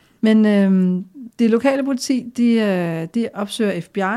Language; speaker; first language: Danish; native; Danish